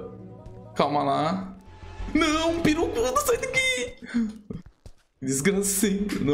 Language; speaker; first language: Portuguese; native; Portuguese